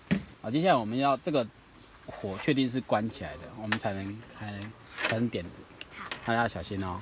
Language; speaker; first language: Chinese; native; Chinese